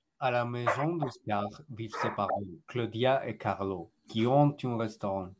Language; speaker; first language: French; non-native, learner; Spanish